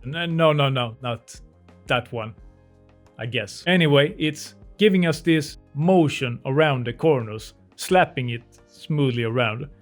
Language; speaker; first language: English; non-native, fluent; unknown